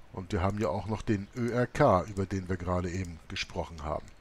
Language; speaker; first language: German; native; German